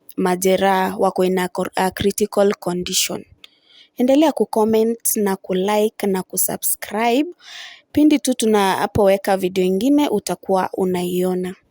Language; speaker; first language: Swahili; non-native, local second language; Gusii